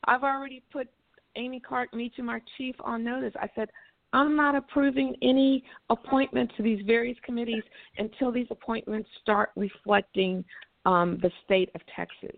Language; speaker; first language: English; native; English